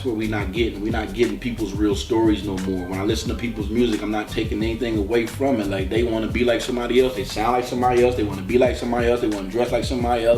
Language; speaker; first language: English; native; English